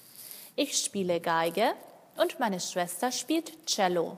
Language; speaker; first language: German; non-native, learner; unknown